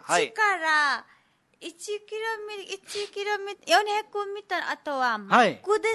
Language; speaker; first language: Japanese; non-native, learner; Nepali